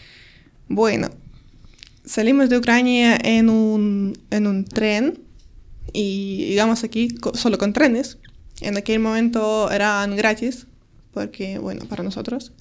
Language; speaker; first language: Spanish; non-native, learner; Ukrainian